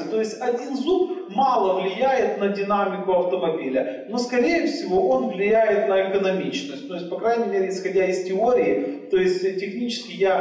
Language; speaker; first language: Russian; native; Russian